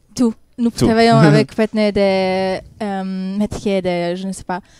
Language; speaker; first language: French; non-native, learner; Polish